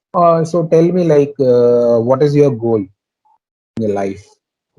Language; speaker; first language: English; non-native, local second language; Tamil